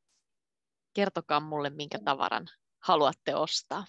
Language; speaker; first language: Finnish; native; Finnish